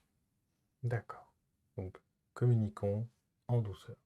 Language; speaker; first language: French; native; French